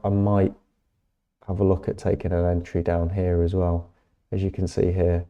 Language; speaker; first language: English; native; English